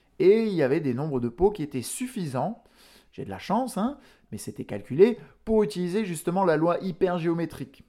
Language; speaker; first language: French; native; French